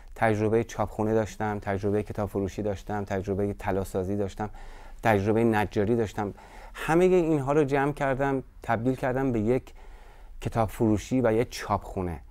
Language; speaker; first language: Persian; native; Persian